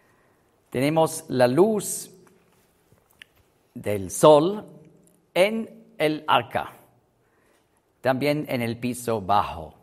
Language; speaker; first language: Spanish; non-native, learner; German